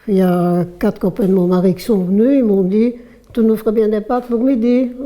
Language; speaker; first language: French; early bilingual, other home language; Italian